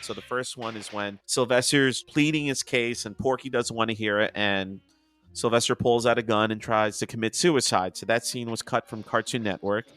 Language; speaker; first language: English; native; English